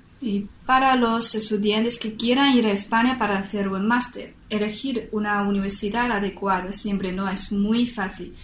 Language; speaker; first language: Spanish; non-native, learner; Chinese